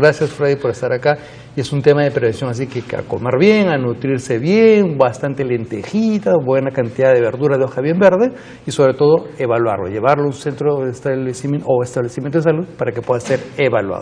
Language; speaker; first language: Spanish; native; Spanish